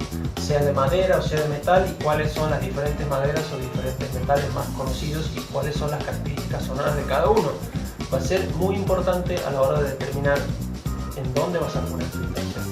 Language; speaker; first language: Spanish; native; Spanish